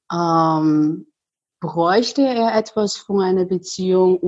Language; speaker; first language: German; non-native, fluent; Chinese